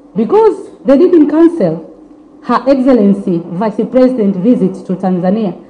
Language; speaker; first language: English; non-native, local second language; Swahili